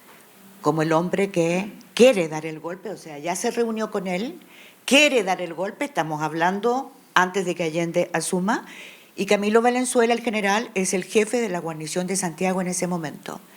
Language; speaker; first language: Spanish; native; Spanish